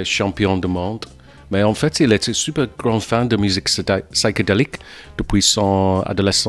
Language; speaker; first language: French; non-native, fluent; English